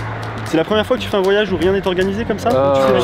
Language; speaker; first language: French; native; French